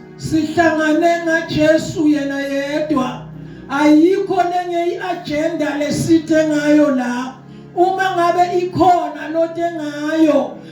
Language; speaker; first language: Zulu; non-native, local second language; Swati